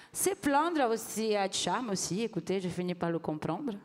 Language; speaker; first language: French; non-native, fluent; Portuguese